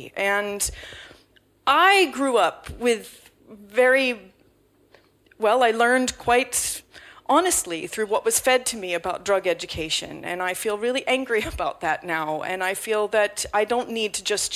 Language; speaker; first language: English; native; English